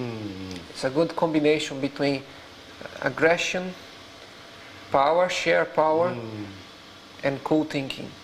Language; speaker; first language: English; non-native, fluent; Portuguese